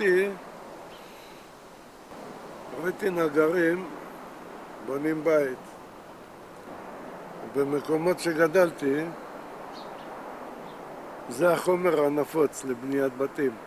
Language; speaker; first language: Hebrew; non-native, fluent; Russian